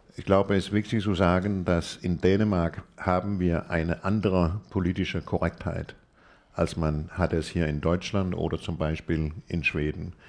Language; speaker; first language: German; non-native, fluent; Danish